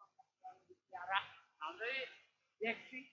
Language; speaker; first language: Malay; non-native, local second language; Sundanese